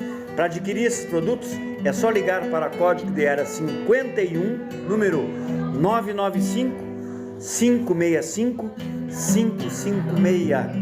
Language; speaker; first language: Portuguese; native; Portuguese